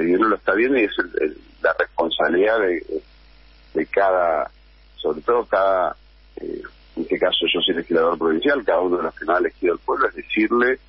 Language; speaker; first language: Spanish; native; Spanish